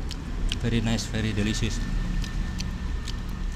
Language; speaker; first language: English; non-native, learner; Indonesian